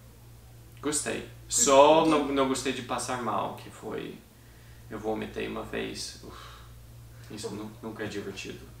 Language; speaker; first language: Portuguese; non-native, fluent; English